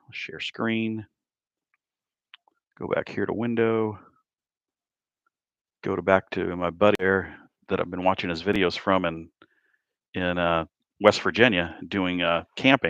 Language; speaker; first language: English; native; English